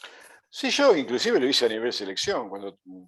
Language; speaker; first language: Spanish; native; Spanish